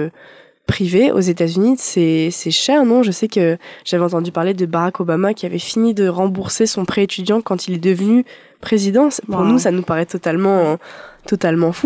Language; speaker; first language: French; native; French